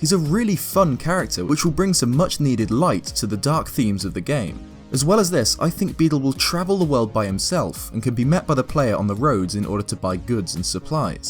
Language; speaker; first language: English; native; English